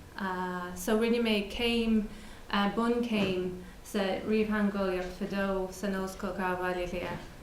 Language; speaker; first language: Irish; non-native, local second language; English